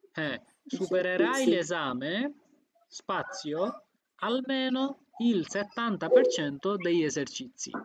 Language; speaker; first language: Italian; non-native, fluent; Bangla